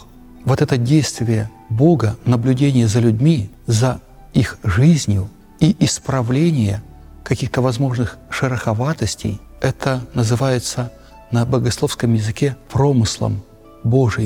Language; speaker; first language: Russian; native; Russian